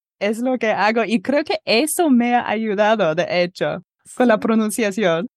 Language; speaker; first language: Spanish; non-native, fluent; English